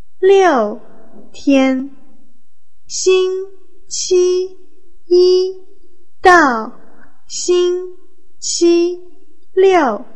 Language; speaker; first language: Chinese; non-native, fluent; Vietnamese